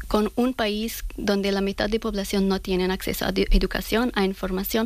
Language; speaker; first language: Spanish; non-native, learner; Persian